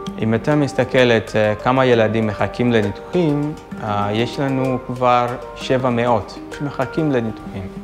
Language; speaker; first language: Hebrew; non-native, fluent; Swahili